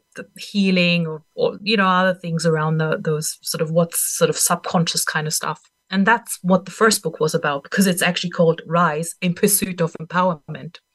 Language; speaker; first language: English; non-native, fluent; German